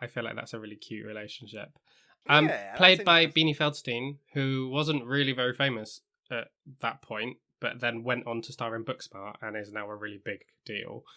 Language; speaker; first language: English; native; English